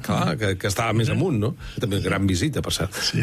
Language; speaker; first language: Catalan; native; Catalan